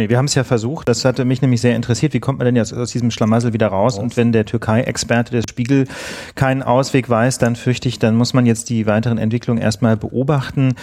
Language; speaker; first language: German; native; German